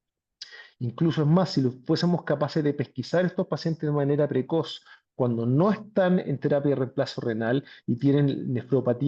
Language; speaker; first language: Spanish; native; Spanish